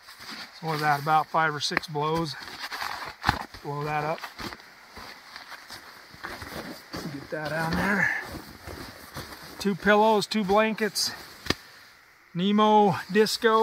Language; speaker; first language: English; native; English